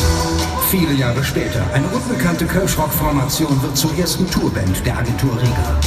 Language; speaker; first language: German; native; German